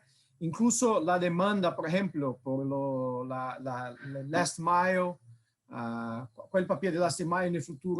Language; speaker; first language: Spanish; non-native, fluent; Portuguese